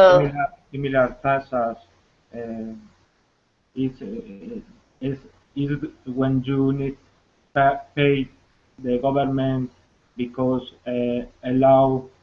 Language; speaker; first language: English; non-native, learner; Spanish